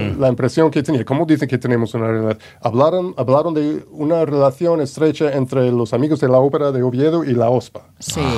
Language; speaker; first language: Spanish; non-native, fluent; English